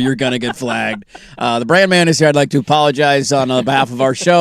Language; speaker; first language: English; native; English